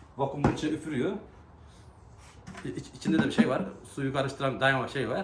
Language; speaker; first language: Turkish; native; Turkish